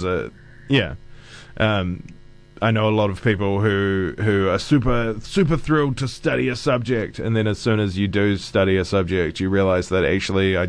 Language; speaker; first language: English; native; English